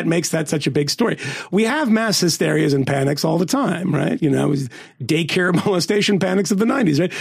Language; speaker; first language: English; native; English